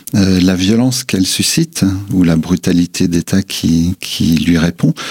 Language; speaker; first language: French; native; French